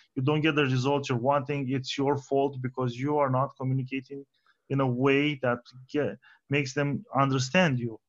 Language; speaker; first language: English; non-native, fluent; Romanian